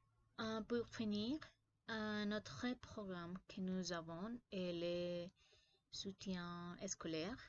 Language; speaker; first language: French; non-native, learner; Spanish